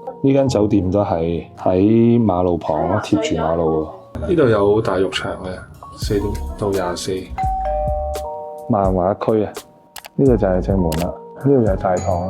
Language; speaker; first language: Cantonese; native; Cantonese